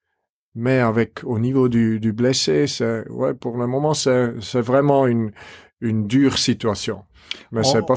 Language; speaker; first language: French; non-native, fluent; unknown